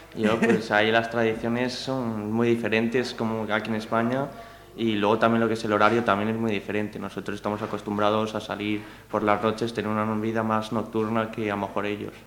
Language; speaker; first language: Spanish; native; Spanish